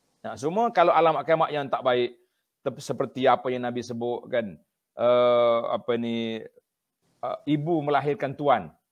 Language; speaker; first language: Malay; native; Malay